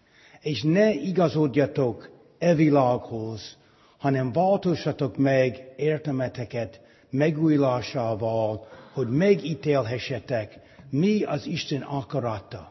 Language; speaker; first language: Hungarian; non-native, fluent; English